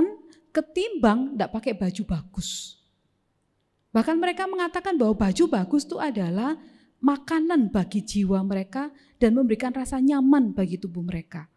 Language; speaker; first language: Indonesian; native; Indonesian